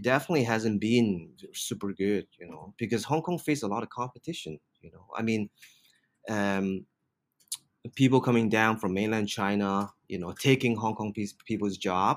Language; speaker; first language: English; non-native, local second language; Cantonese